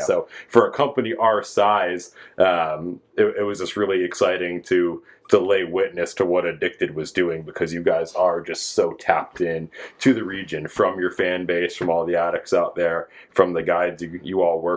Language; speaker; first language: English; native; English